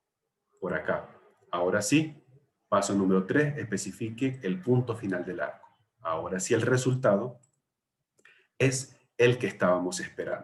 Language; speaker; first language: Spanish; native; Spanish